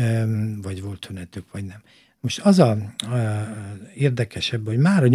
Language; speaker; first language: Hungarian; native; Hungarian